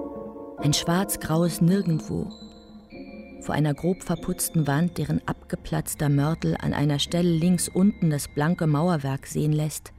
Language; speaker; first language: German; native; German